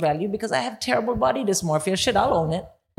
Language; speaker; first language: English; non-native, local second language; Hindi